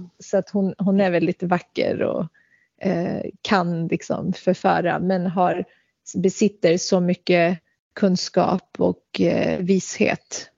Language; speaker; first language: Swedish; early bilingual, other home language; Central Kurdish